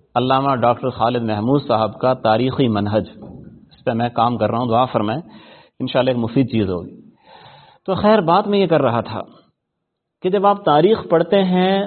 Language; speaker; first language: Urdu; non-native, local second language; Punjabi